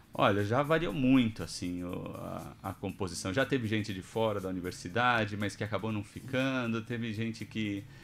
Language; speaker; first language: Portuguese; native; Portuguese